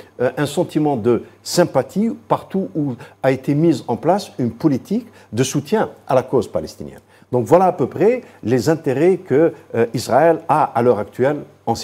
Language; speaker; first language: French; non-native, local second language; Arabic